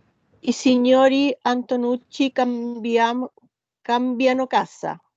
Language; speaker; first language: Italian; non-native, learner; Spanish